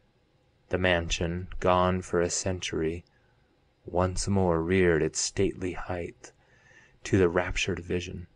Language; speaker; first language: English; native; English